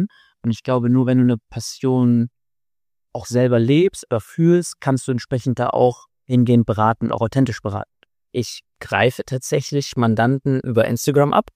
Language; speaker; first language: German; native; German